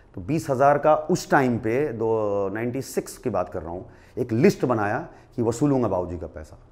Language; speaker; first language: Hindi; non-native, local second language; Bhojpuri